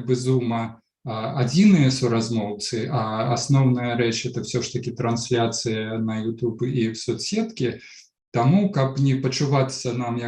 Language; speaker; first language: Belarusian; non-native, local second language; Russian